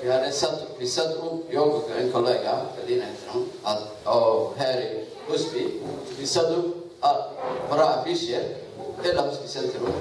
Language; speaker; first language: Swedish; non-native, learner; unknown